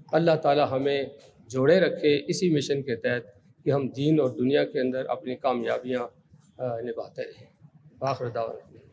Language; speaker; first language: Urdu; non-native, local second language; Punjabi